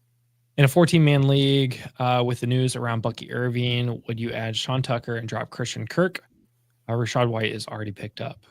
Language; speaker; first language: English; native; English